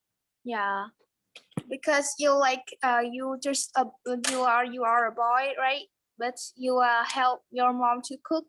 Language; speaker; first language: English; non-native, learner; Vietnamese